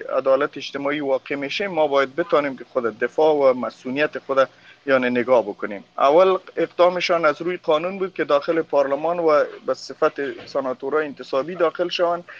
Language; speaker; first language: Persian; non-native, local second language; Pashto